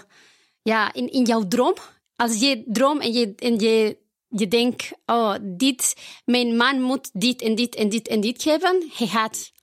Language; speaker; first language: Dutch; non-native, fluent; Spanish